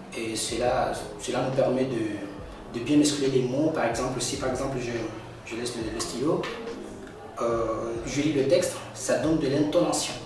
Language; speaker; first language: French; non-native, local second language; Comorian